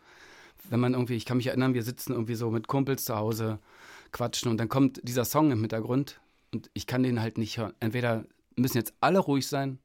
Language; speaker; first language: German; native; German